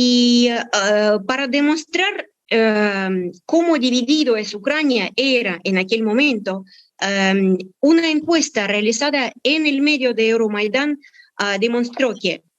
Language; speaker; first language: Spanish; non-native, fluent; Russian